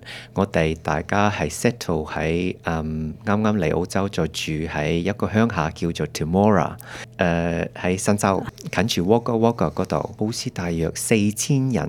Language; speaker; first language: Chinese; early bilingual, heritage; Cantonese